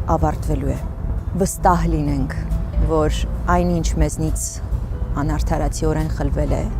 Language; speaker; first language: Armenian; native; Armenian